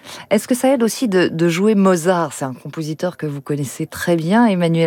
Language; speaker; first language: French; native; French